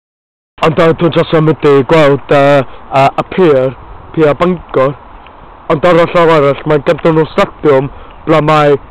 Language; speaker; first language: Welsh; non-native, learner; English